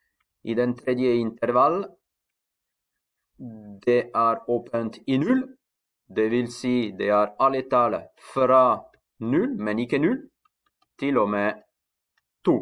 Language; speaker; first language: Norwegian; non-native, fluent; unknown